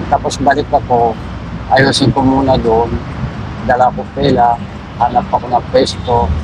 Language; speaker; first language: Filipino; non-native, fluent; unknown